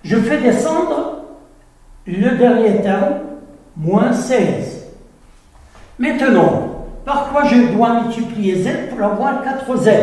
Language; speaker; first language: French; non-native, local second language; Arabic